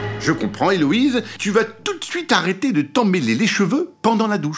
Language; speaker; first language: French; native; French